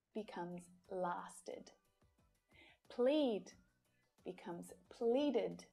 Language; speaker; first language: English; native; English